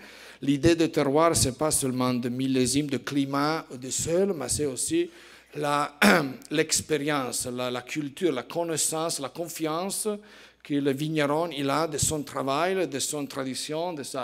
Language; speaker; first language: French; non-native, fluent; Italian